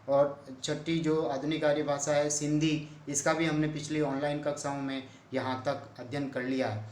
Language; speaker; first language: Hindi; native; Hindi